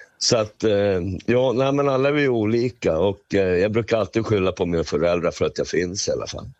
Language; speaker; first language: Swedish; native; Swedish